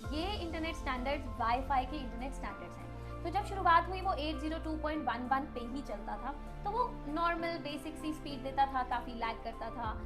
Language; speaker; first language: Hindi; native; Hindi